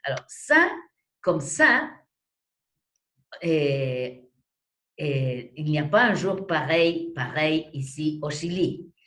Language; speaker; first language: French; non-native, fluent; Spanish